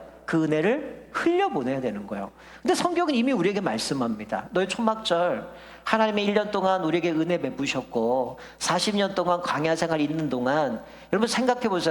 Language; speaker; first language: Korean; native; Korean